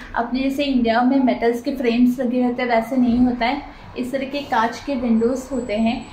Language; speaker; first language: Hindi; native; Hindi